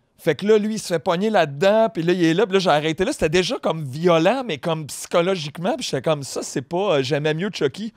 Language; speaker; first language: French; native; French